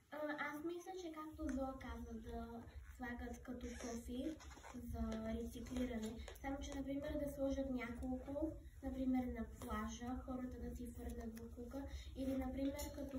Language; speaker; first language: Bulgarian; early bilingual, heritage; Bulgarian